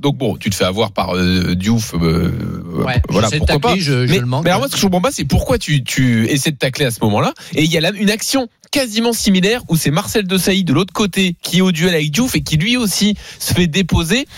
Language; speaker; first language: French; native; French